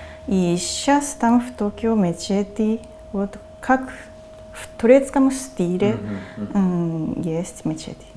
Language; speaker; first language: Russian; non-native, fluent; Japanese